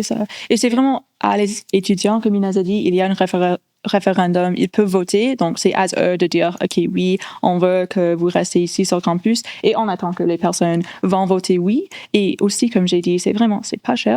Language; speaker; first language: French; non-native, local second language; English